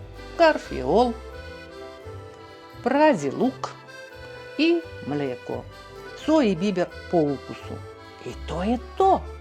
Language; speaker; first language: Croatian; non-native, fluent; Russian